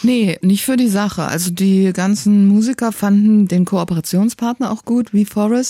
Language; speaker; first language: German; native; German